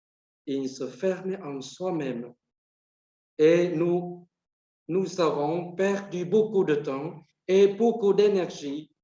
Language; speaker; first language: French; non-native, fluent; Vietnamese